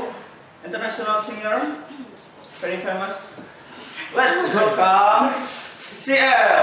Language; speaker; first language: English; non-native, learner; Indonesian